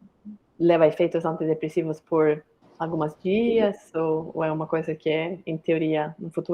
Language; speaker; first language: Portuguese; non-native, fluent; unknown